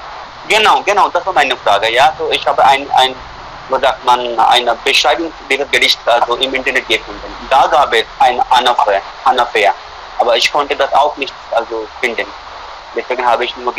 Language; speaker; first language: German; non-native, fluent; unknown